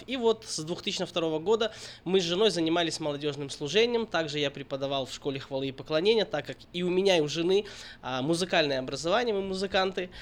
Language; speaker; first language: Russian; native; Russian